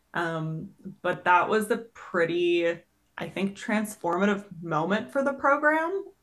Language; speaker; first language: English; native; English